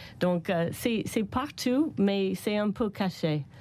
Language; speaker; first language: French; non-native, learner; English